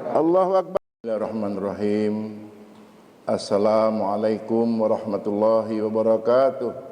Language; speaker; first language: Malay; native; Malay